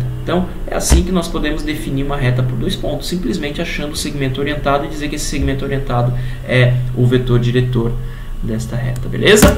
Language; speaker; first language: Portuguese; native; Portuguese